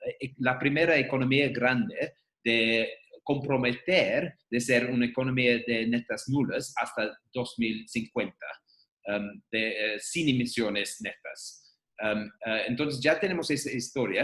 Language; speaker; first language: Spanish; non-native, fluent; English